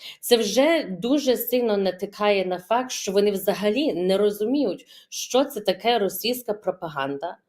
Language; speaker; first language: Ukrainian; early bilingual, heritage; Ukrainian